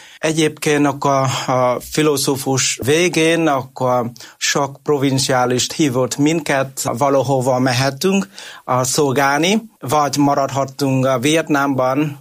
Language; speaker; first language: Hungarian; non-native, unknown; Vietnamese